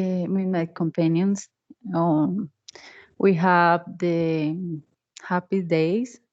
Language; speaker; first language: English; non-native, learner; Spanish